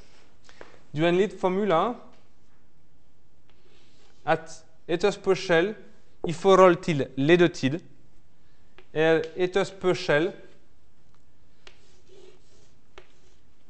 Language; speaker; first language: Norwegian; non-native, fluent; French